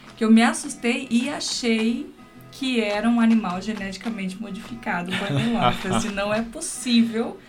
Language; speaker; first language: Portuguese; native; Portuguese